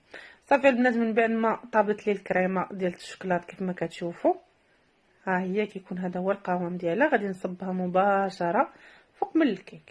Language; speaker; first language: Arabic; native; Arabic